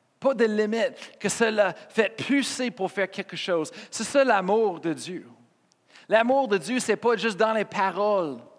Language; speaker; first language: French; non-native, fluent; English